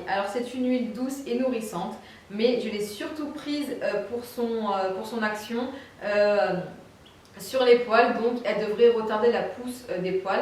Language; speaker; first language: French; native; French